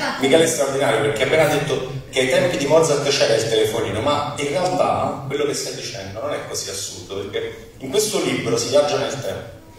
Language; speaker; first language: Italian; native; Italian